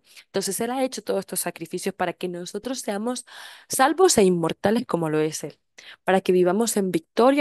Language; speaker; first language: Spanish; native; Spanish